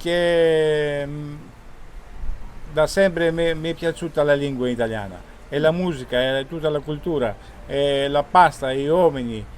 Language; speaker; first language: Italian; non-native, fluent; Greek